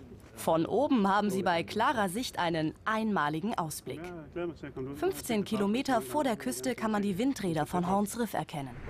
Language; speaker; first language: German; native; German